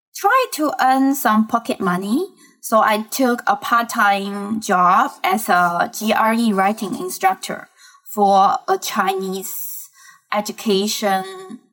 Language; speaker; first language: English; non-native, fluent; Chinese